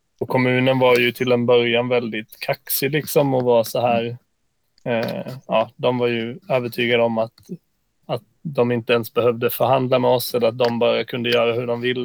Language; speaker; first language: Swedish; native; Swedish